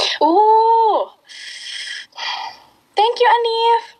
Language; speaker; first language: English; non-native, learner; Indonesian